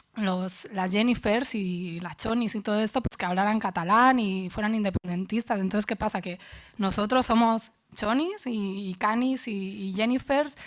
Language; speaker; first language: Spanish; non-native, local second language; Catalan